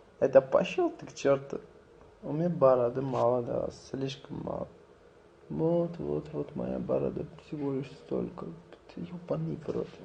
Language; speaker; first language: Russian; non-native, local second language; Azerbaijani